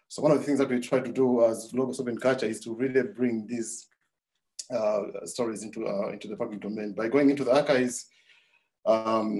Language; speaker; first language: English; non-native, local second language; Nyanja